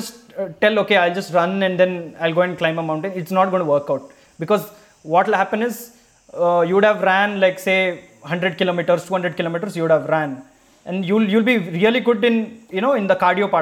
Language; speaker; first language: English; non-native, local second language; Kannada